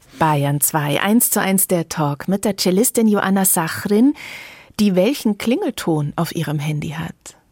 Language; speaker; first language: German; native; German